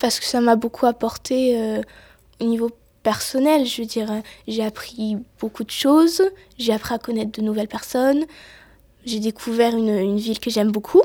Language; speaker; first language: French; native; French